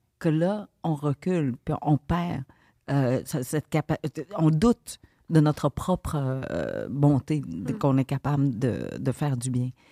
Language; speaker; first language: French; early bilingual, other home language; Vietnamese